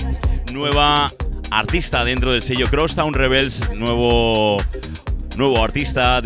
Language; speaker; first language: Spanish; native; Spanish